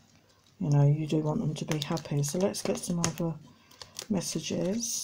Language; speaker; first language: English; native; English